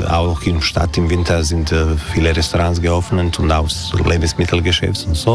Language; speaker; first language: German; non-native, learner; Croatian